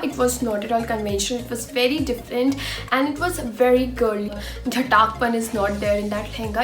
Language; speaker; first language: English; non-native, local second language; Hindi